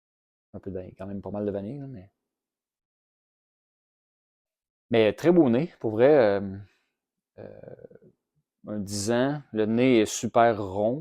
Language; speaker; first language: French; native; French